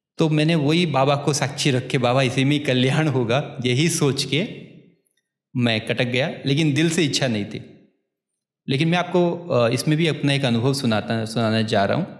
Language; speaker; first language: Hindi; non-native, local second language; Odia